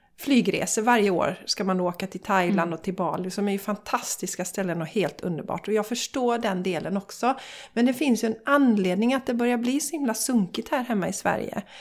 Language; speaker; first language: Swedish; native; Swedish